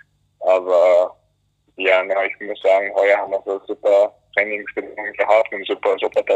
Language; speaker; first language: German; non-native, fluent; English